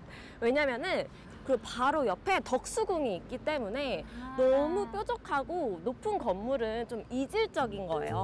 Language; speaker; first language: Korean; native; Korean